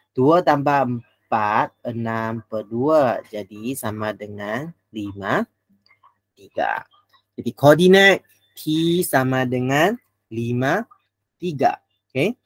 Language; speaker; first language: Malay; non-native, local second language; Chinese